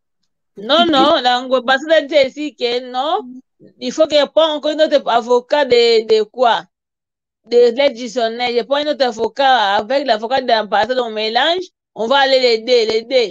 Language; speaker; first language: French; non-native, learner; Portuguese